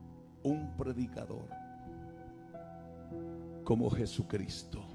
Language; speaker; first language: Spanish; native; Spanish